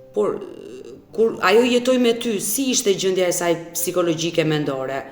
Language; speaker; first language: Albanian; native; Albanian